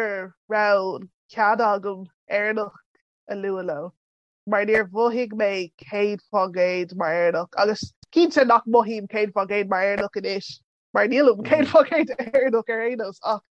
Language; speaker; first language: Irish; early bilingual, other home language; English